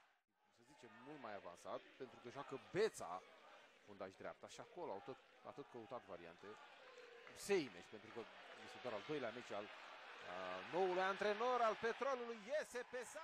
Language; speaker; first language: Romanian; native; Romanian